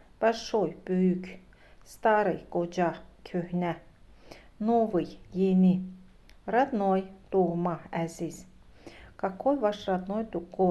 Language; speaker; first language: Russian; non-native, fluent; Azerbaijani